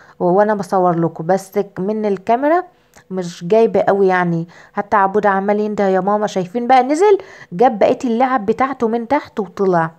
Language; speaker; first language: Arabic; native; Arabic